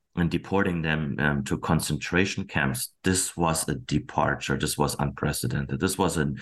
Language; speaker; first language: English; non-native, fluent; German